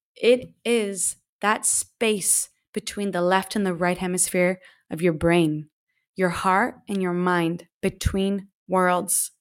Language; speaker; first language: English; native; English